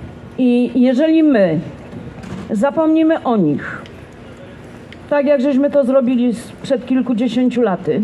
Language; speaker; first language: Polish; native; Polish